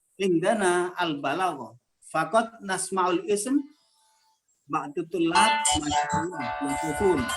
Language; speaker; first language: Arabic; non-native, fluent; Indonesian